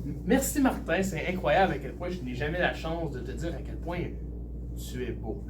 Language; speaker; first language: French; native; French